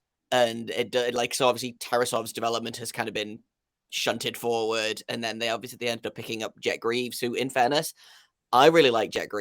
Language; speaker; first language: English; native; English